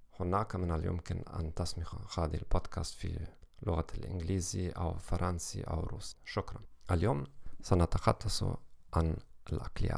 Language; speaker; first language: Arabic; non-native, learner; German